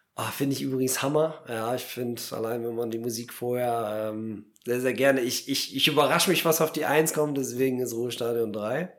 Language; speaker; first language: German; early bilingual, other home language; Polish